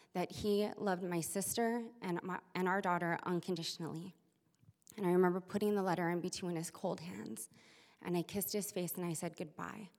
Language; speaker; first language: English; native; English